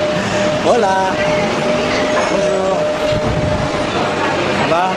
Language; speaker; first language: French; native; French